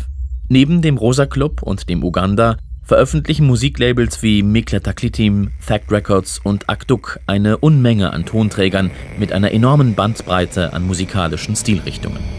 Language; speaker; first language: German; native; German